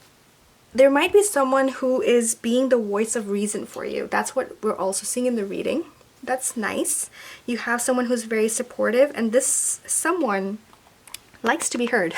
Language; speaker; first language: English; native; English